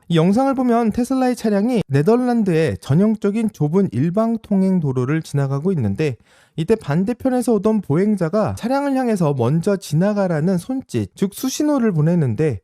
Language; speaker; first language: Korean; native; Korean